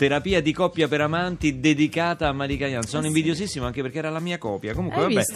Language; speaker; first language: Italian; native; Italian